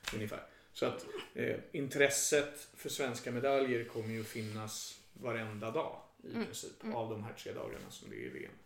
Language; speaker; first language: Swedish; native; Swedish